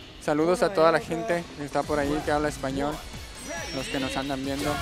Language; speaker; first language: Spanish; native; Spanish